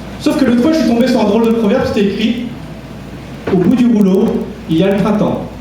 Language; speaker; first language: French; early bilingual, other home language; Vietnamese